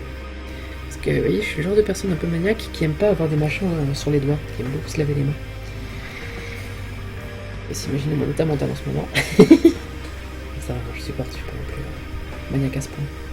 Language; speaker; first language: French; native; French